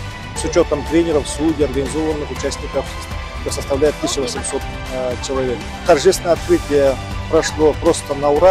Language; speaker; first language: Russian; native; Russian